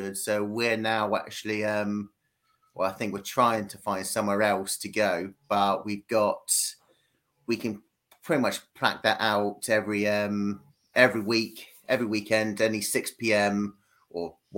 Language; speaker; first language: English; native; English